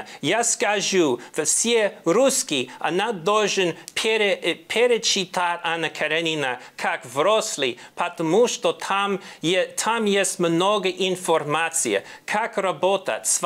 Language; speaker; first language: Russian; non-native, learner; English